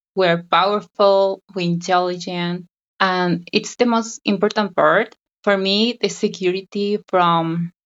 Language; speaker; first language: English; non-native, learner; Spanish